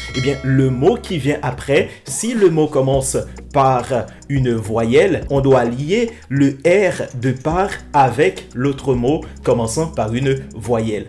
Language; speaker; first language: French; non-native, local second language; Haitian Creole